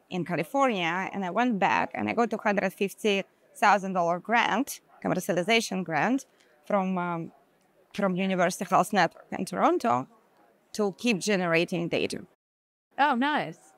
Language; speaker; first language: English; non-native, fluent; Hebrew